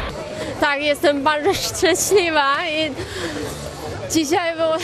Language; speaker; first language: Polish; non-native, learner; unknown